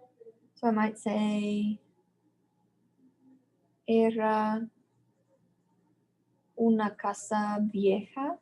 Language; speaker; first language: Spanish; non-native, fluent; English